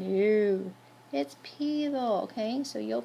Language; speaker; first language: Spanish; non-native, fluent; English